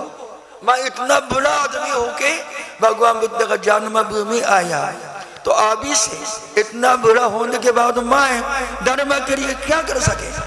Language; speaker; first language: Hindi; non-native, learner; Japanese